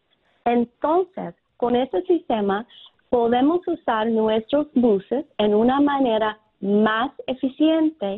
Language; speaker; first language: Spanish; non-native, fluent; English